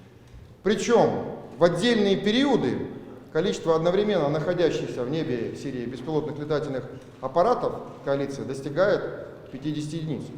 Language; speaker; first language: Russian; native; Russian